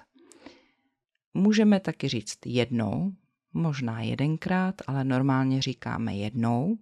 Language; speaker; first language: Czech; native; Czech